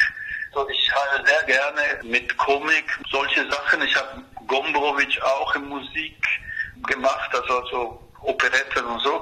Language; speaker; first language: German; non-native, fluent; Spanish